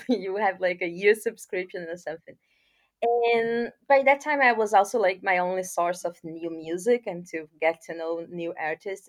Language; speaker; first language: English; non-native, fluent; Portuguese